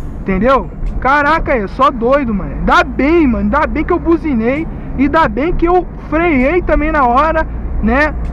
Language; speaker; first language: Portuguese; native; Portuguese